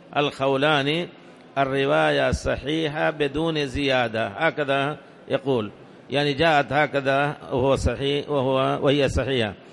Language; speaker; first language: Arabic; non-native, fluent; Urdu